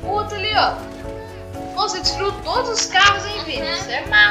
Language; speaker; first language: Portuguese; native; Portuguese